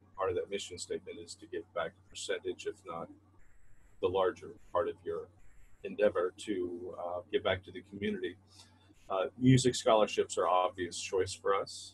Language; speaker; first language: English; native; English